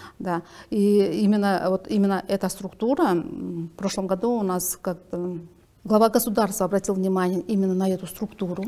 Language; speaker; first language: Russian; native; Russian